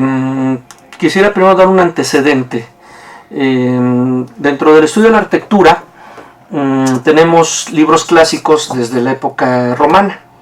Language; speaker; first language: Spanish; native; Spanish